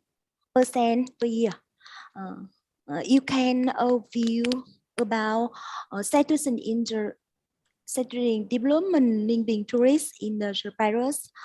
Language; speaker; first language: English; non-native, learner; Vietnamese